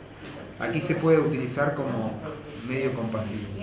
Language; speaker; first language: Spanish; native; Spanish